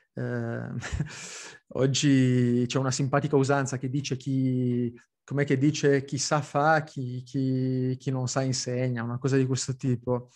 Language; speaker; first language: Italian; early bilingual, heritage; Italian